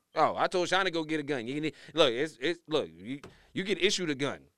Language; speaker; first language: English; native; English